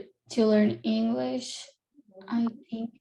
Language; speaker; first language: English; non-native, learner; Portuguese